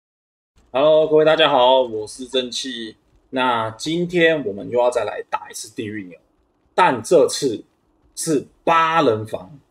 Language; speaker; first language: Chinese; native; Chinese